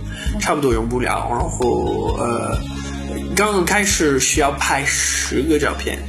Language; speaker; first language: Chinese; non-native, learner; French